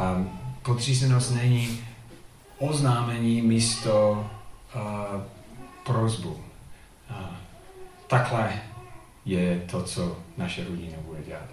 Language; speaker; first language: Czech; non-native, fluent; English